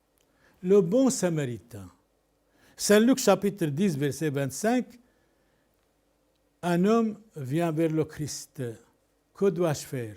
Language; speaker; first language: French; non-native, local second language; Arabic